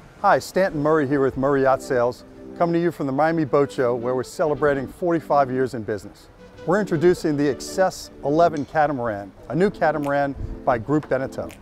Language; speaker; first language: English; native; English